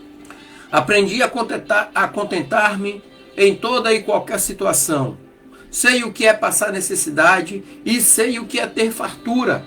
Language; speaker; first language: Portuguese; native; Portuguese